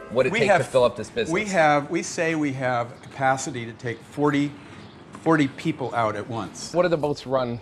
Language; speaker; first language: English; native; English